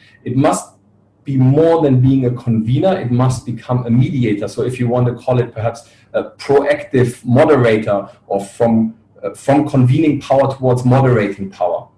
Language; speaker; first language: English; non-native, fluent; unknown